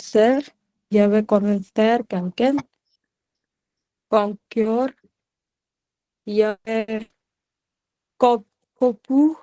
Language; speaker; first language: French; non-native, learner; Punjabi